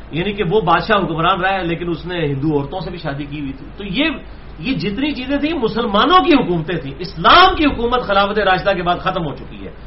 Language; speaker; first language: Urdu; non-native, local second language; Punjabi